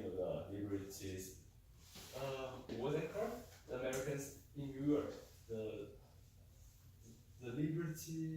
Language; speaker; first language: English; non-native, fluent; Chinese